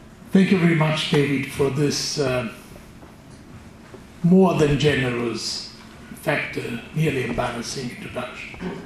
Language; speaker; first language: English; non-native, fluent; Italian